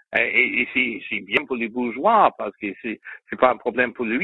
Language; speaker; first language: French; non-native, learner; English